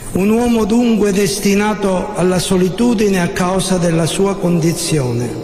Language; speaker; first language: Italian; native; Italian